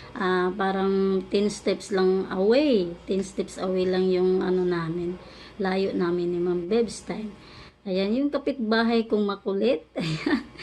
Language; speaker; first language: Filipino; native; Filipino